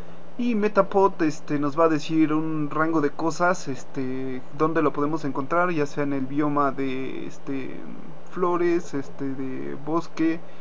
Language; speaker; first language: Spanish; native; Spanish